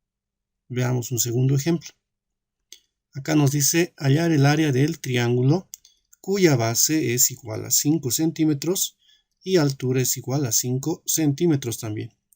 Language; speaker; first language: Spanish; native; Spanish